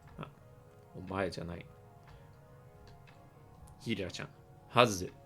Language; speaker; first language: Japanese; non-native, learner; English